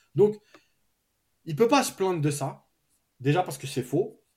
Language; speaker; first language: French; native; French